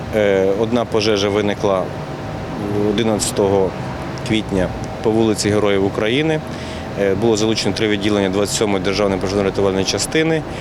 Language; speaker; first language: Ukrainian; native; Ukrainian